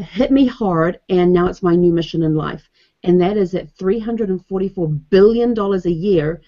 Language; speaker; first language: English; native; English